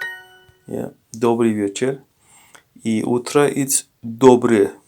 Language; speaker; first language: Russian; non-native, fluent; English